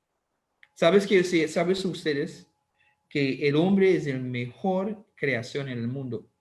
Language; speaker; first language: Spanish; non-native, learner; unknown